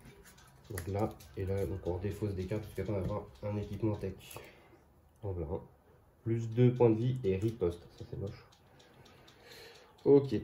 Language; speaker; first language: French; native; French